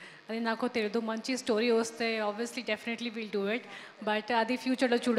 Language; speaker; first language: Telugu; non-native, fluent; Hindi